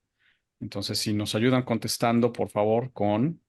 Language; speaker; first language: Spanish; native; Spanish